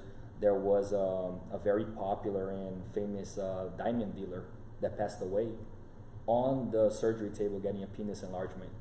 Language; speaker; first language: English; non-native, fluent; Portuguese